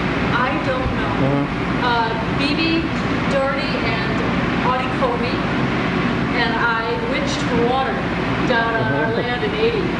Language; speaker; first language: English; native; English